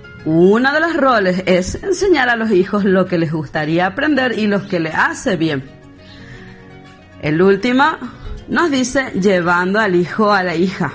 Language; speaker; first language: Spanish; native; Spanish